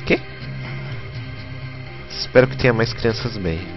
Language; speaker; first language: Portuguese; native; Portuguese